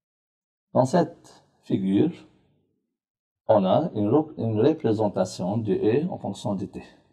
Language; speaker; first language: French; non-native, local second language; Arabic